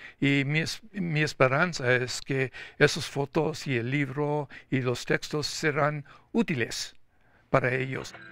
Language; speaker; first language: Spanish; non-native, fluent; English